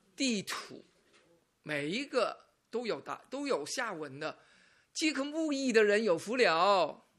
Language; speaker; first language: Chinese; non-native, local second language; Cantonese